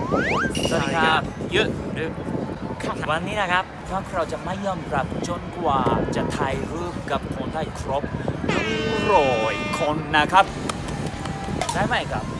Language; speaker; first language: Thai; non-native, fluent; Japanese